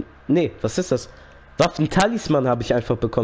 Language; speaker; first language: German; native; German